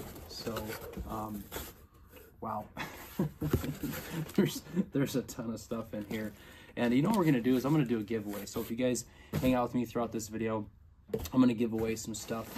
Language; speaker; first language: English; native; English